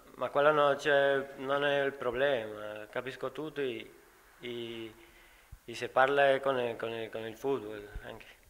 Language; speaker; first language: Italian; non-native, learner; Spanish